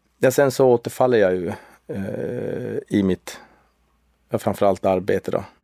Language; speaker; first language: Swedish; native; Swedish